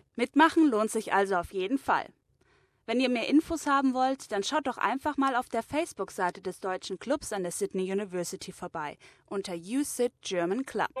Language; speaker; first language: German; native; German